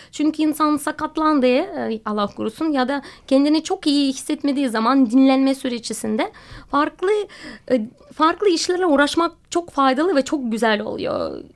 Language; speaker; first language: Turkish; non-native, fluent; Russian